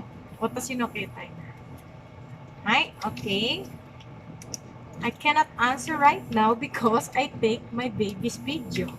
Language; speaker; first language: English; non-native, learner; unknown